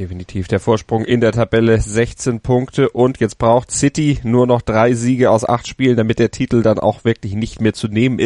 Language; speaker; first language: German; native; German